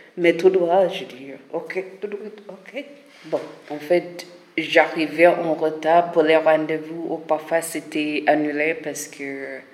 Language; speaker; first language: French; non-native, fluent; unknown